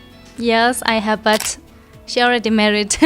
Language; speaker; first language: English; non-native, learner; Chinese